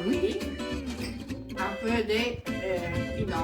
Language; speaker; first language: French; non-native, learner; Italian